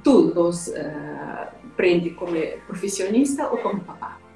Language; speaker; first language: Italian; non-native, fluent; Russian